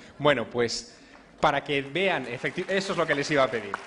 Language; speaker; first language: Spanish; native; Spanish